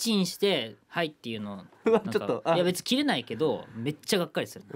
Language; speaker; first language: Japanese; native; Japanese